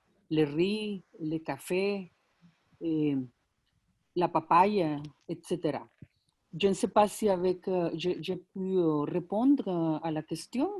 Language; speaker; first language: French; non-native, fluent; Spanish